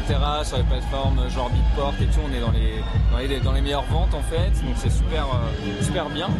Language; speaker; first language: French; native; French